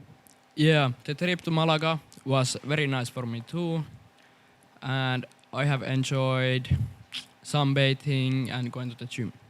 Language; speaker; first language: English; non-native, fluent; Finnish